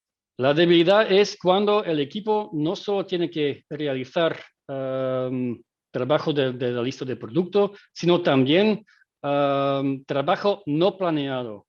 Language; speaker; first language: Spanish; non-native, fluent; Dutch